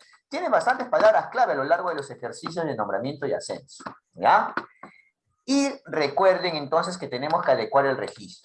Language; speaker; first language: Spanish; native; Spanish